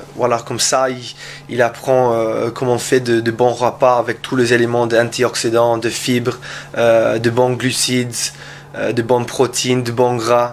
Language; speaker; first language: French; non-native, learner; English